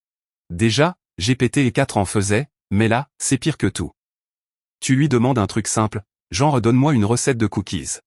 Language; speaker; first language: French; native; French